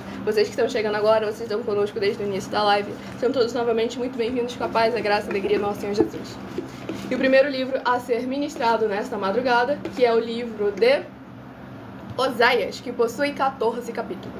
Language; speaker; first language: Portuguese; native; Portuguese